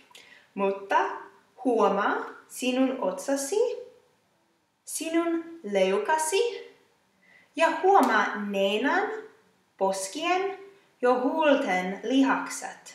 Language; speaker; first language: Finnish; non-native, fluent; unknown